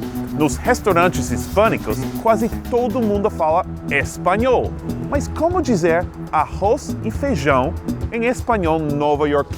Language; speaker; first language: Portuguese; non-native, fluent; English